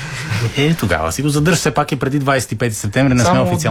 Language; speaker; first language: Bulgarian; native; Bulgarian